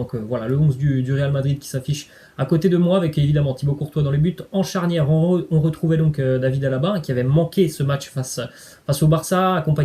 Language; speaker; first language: French; native; French